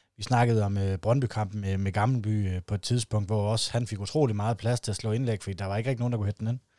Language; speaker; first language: Danish; native; Danish